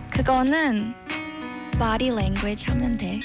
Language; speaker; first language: Korean; non-native, fluent; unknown